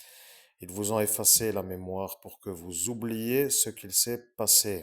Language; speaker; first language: French; native; French